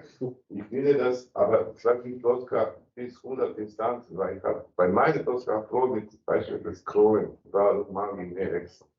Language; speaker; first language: German; non-native, learner; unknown